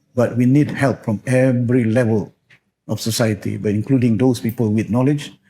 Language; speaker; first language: English; non-native, local second language; Malay